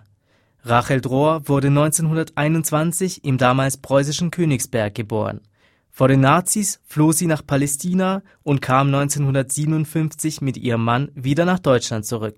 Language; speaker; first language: German; native; German